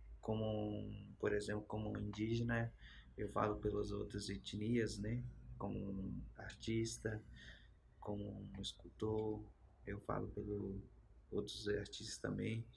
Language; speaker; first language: Portuguese; non-native, local second language; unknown